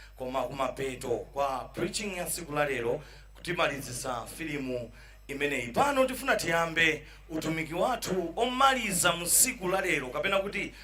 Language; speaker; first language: Nyanja; native; Nyanja